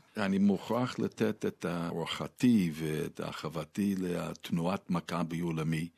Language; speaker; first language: Hebrew; non-native, fluent; English